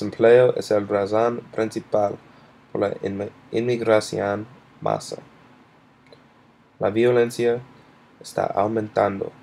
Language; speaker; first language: Spanish; non-native, learner; English